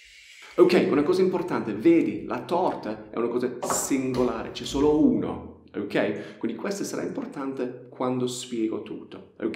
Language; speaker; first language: Italian; non-native, fluent; English